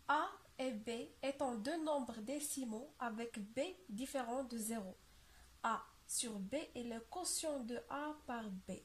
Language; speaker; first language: French; non-native, local second language; Arabic